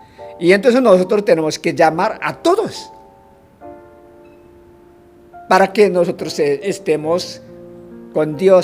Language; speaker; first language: Spanish; non-native, fluent; Korean